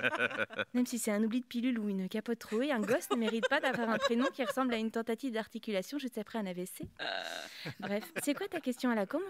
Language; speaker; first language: French; native; French